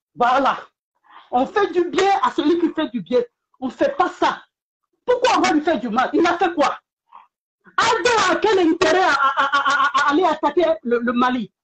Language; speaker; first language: French; non-native, local second language; Bambara